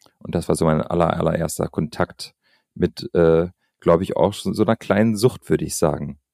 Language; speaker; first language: German; early bilingual, other home language; Albanian